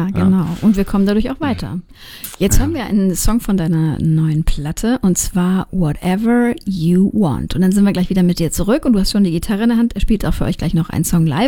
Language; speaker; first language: German; native; German